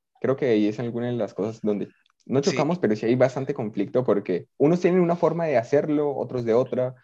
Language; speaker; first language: Spanish; native; Spanish